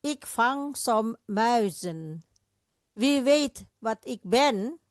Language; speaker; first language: Dutch; non-native, fluent; Indonesian